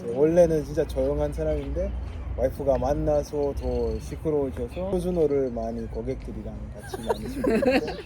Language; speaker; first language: Korean; non-native, fluent; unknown